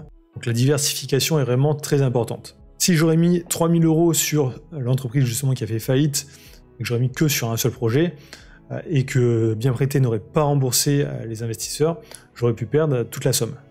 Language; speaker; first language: French; native; French